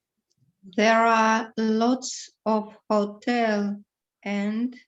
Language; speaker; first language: English; non-native, learner; Russian